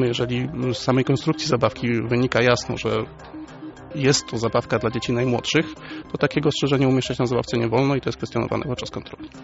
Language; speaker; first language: Polish; native; Polish